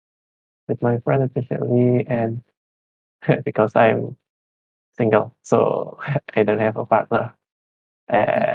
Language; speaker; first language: English; non-native, learner; Indonesian